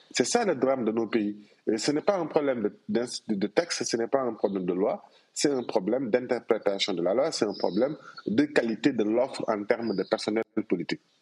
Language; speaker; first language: French; non-native, local second language; Wolof